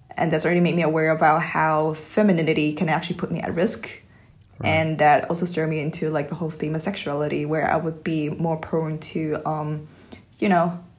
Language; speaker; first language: English; non-native, fluent; Vietnamese